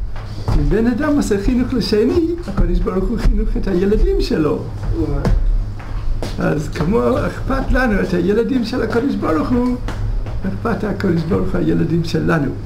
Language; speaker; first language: Hebrew; non-native, fluent; English